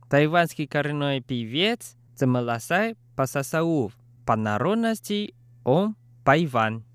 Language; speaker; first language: Russian; non-native, fluent; Chinese